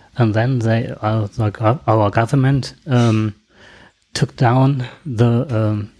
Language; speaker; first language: English; non-native, learner; German